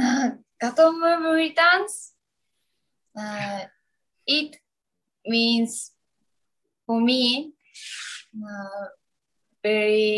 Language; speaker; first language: English; non-native, learner; Japanese